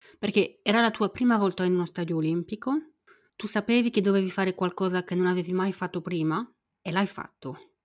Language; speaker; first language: Italian; non-native, fluent; French